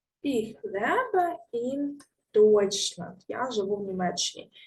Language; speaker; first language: German; non-native, learner; Ukrainian